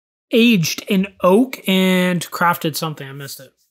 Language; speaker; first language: English; native; English